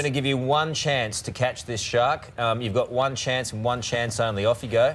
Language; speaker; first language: English; native; English